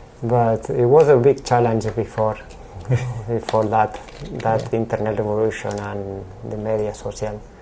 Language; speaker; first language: English; non-native, learner; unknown